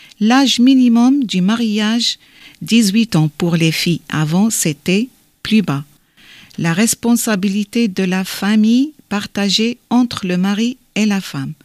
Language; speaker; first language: French; non-native, learner; Arabic